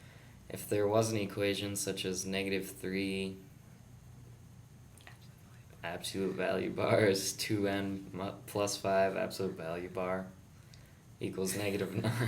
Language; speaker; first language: English; native; English